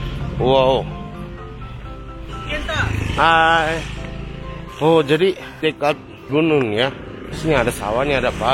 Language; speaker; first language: Indonesian; non-native, learner; Japanese